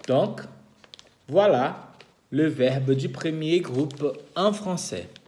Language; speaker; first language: French; non-native, fluent; Portuguese